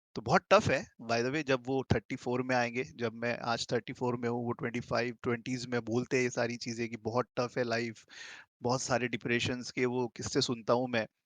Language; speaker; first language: Hindi; native; Hindi